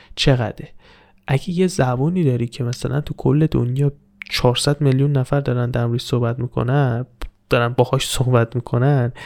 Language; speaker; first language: Persian; native; Persian